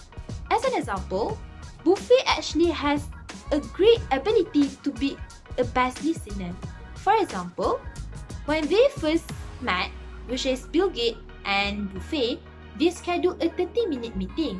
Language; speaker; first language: English; non-native, local second language; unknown